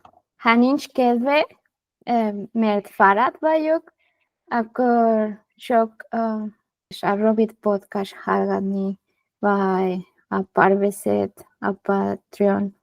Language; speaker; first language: Hungarian; non-native, learner; Spanish